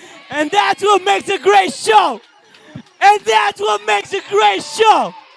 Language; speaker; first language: English; early bilingual, other home language; Spanish